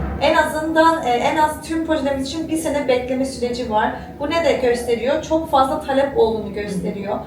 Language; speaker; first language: Turkish; early bilingual, heritage; Turkish